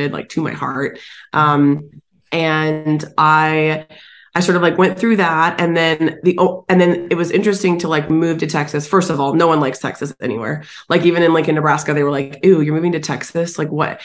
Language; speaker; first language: English; native; English